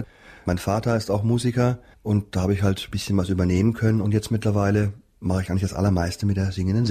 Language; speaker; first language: German; native; German